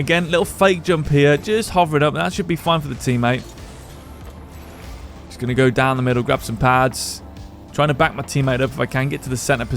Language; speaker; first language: English; native; English